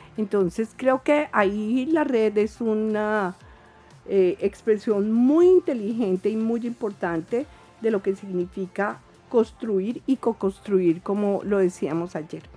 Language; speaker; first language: Spanish; native; Spanish